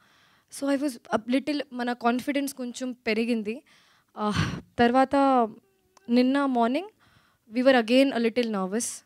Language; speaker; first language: Telugu; non-native, learner; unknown